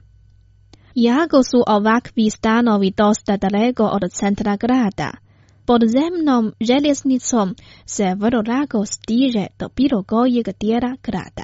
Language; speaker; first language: Croatian; non-native, fluent; Chinese